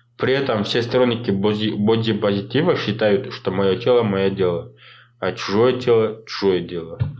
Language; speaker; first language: Russian; non-native, local second language; Kazakh